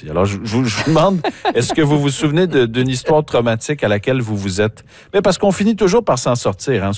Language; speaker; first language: French; native; French